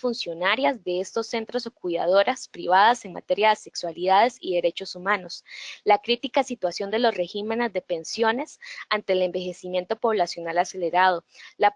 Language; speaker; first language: Spanish; native; Spanish